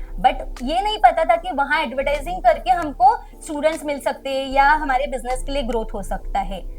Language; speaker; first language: Hindi; non-native, local second language; Marwari